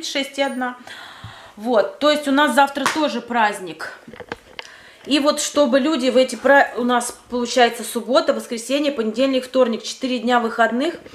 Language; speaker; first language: Russian; native; Russian